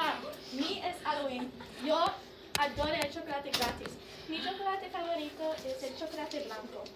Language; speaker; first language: Spanish; non-native, learner; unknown